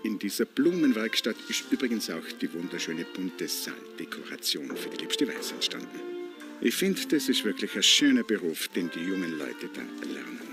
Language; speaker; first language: German; native; German